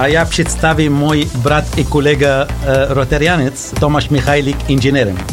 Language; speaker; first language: Polish; non-native, learner; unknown